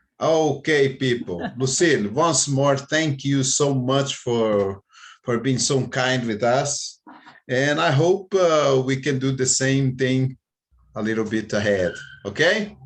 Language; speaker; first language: English; non-native, fluent; Portuguese